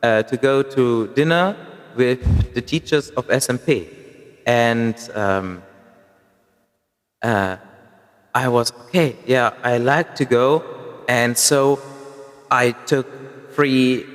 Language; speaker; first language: English; non-native, fluent; German